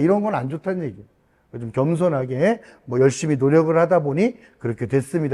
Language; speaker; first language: Korean; native; Korean